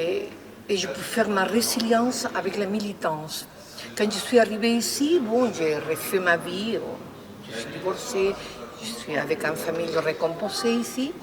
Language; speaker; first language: French; non-native, fluent; Spanish